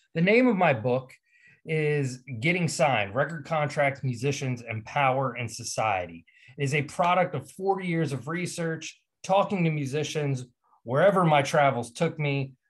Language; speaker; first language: English; native; English